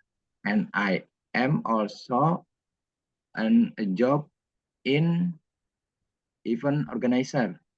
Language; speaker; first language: English; non-native, learner; Indonesian